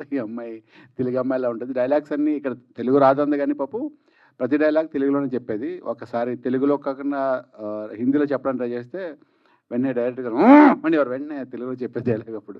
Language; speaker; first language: Telugu; native; Telugu